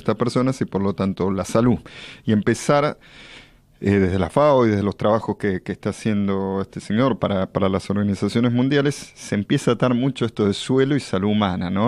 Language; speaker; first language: Spanish; native; Spanish